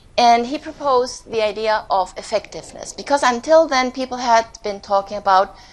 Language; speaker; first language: English; non-native, fluent; Spanish